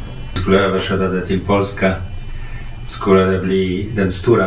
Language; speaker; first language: Swedish; non-native, fluent; Polish